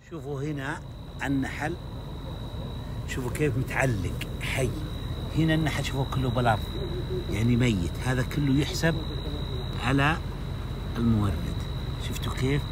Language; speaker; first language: Arabic; native; Arabic